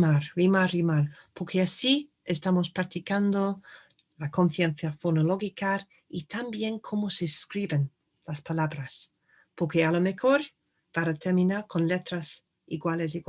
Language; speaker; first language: Spanish; non-native, fluent; English